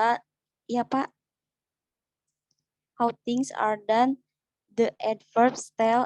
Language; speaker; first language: English; non-native, learner; Indonesian